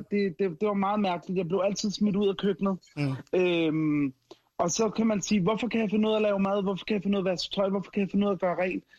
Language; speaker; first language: Danish; early bilingual, other home language; Arabic